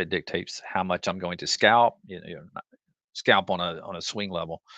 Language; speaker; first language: English; native; English